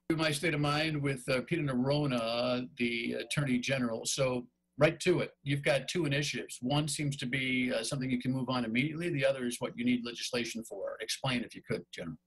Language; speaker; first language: English; native; English